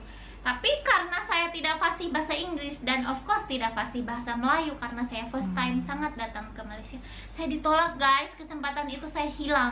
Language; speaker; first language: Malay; non-native, local second language; Sundanese